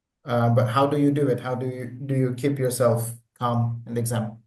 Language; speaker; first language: English; non-native, local second language; Bangla